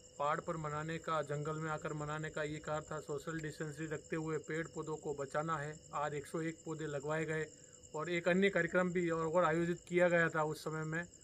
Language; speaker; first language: Hindi; native; Hindi